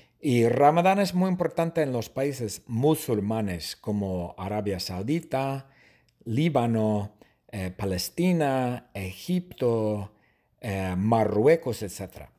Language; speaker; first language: Spanish; non-native, fluent; English